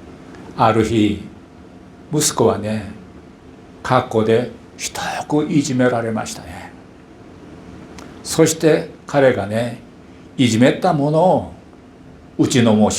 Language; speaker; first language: Japanese; non-native, fluent; Korean